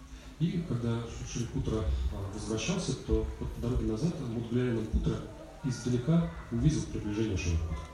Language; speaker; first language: Russian; native; Russian